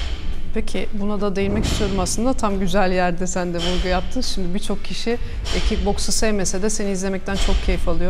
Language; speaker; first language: Turkish; native; Turkish